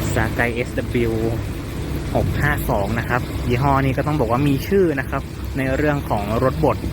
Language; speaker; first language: Thai; native; Thai